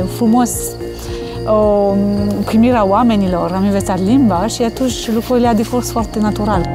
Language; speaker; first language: Romanian; non-native, learner; French